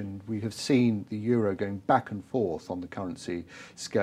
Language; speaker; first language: English; native; English